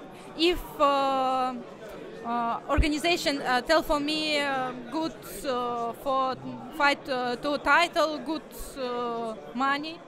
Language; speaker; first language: English; non-native, learner; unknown